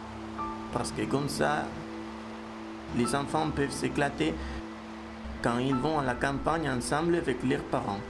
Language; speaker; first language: French; non-native, fluent; Spanish